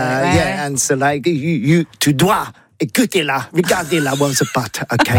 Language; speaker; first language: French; non-native, learner; English